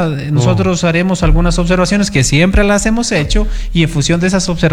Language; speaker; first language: Spanish; native; Spanish